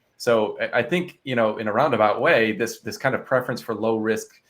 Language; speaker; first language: English; native; English